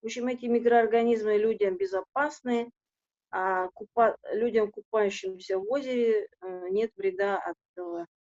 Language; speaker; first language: Russian; non-native, local second language; Kazakh